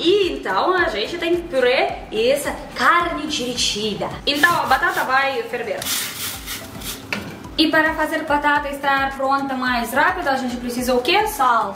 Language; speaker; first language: Portuguese; non-native, fluent; Russian